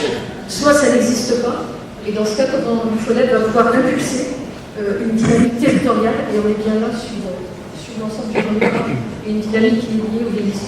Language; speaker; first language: French; native; French